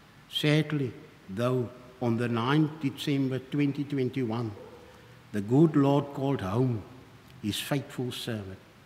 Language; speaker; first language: English; non-native, local second language; Afrikaans